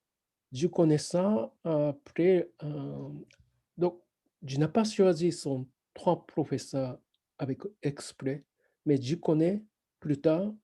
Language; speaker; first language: French; non-native, fluent; Japanese